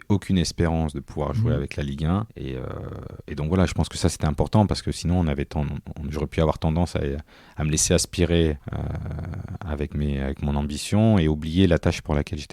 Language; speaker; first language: French; native; French